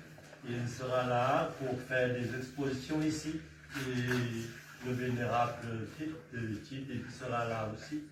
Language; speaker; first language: French; non-native, fluent; Vietnamese